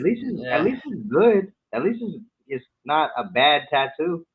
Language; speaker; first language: English; native; English